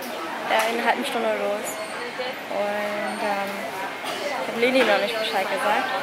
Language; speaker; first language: German; early bilingual, other home language; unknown